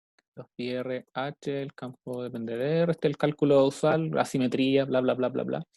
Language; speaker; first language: Spanish; native; Spanish